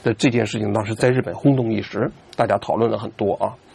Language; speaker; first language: Chinese; native; Chinese